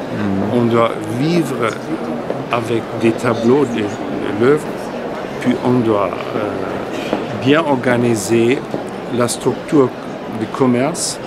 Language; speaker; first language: French; non-native, fluent; German